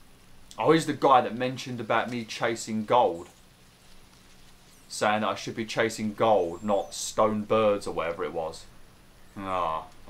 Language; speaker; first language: English; native; English